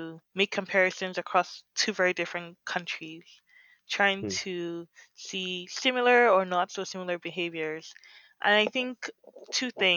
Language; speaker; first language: English; non-native, local second language; Yoruba